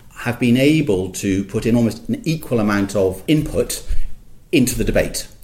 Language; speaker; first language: English; native; English